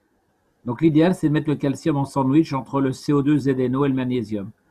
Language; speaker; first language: French; native; French